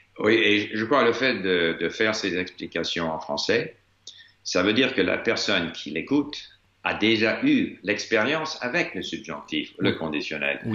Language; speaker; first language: French; non-native, fluent; English